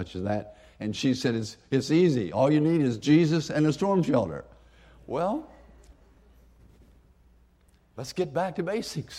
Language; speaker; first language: English; native; English